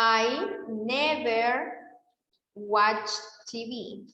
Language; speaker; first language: English; non-native, fluent; Spanish